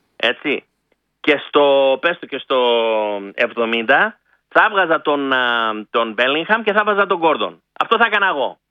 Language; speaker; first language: Greek; early bilingual, heritage; Greek